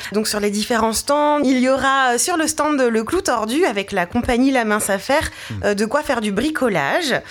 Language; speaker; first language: French; native; French